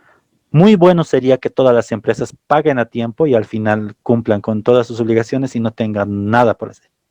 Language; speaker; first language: Spanish; native; Spanish